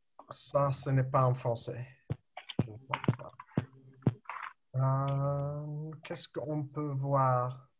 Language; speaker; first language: French; non-native, learner; English